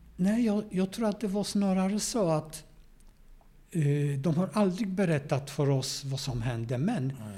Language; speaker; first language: Swedish; non-native, fluent; Polish